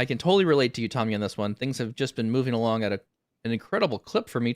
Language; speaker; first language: English; native; English